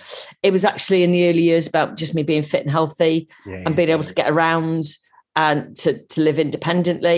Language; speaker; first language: English; native; English